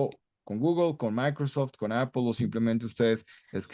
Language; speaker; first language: Portuguese; non-native, fluent; Spanish